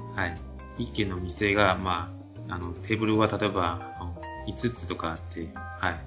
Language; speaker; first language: Japanese; non-native, fluent; Chinese